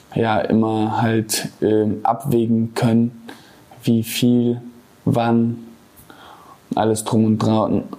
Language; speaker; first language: German; native; German